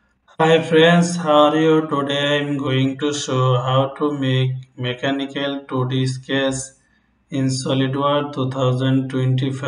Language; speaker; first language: English; non-native, local second language; Bangla